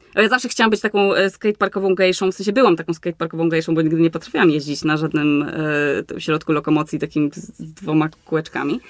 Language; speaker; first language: Polish; native; Polish